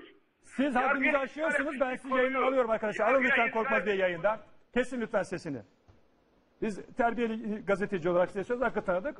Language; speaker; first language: Turkish; native; Turkish